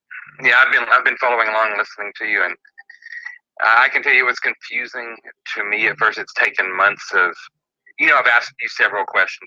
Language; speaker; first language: English; native; English